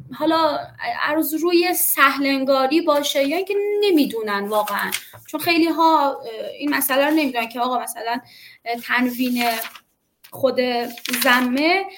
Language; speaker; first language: Persian; native; Persian